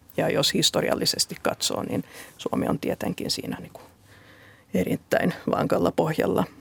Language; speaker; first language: Finnish; non-native, local second language; Swedish